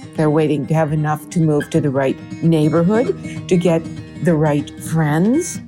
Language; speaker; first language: English; native; English